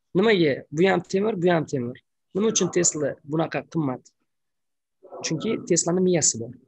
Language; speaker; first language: Uzbek; native; Uzbek